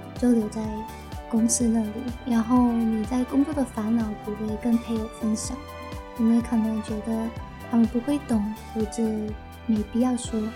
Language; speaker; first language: Chinese; early bilingual, heritage; Chinese